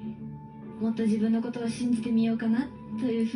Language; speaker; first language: Japanese; native; Japanese